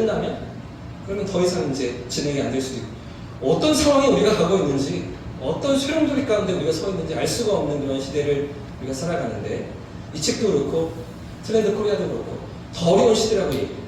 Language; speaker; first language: Korean; native; Korean